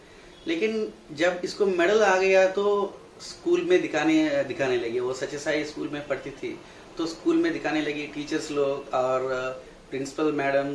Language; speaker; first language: Hindi; non-native, local second language; Telugu